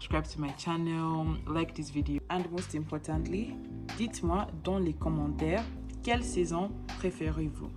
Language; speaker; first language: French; non-native, learner; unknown